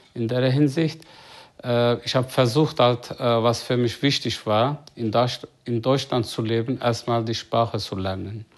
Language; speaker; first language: German; non-native, fluent; Turkish